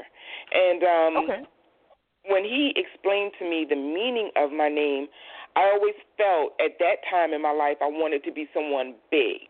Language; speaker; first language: English; native; English